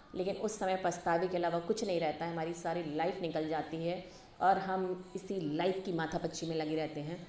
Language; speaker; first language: Hindi; native; Hindi